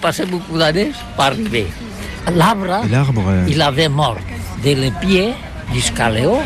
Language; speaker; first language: French; non-native, learner; Catalan